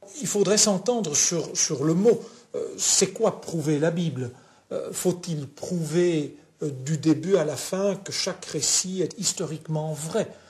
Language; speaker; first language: French; non-native, local second language; Dutch